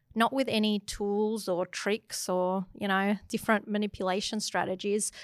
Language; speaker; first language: English; native; English